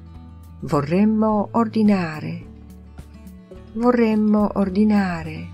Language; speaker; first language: Italian; non-native, fluent; Polish